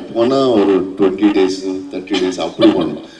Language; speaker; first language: Tamil; non-native, learner; Telugu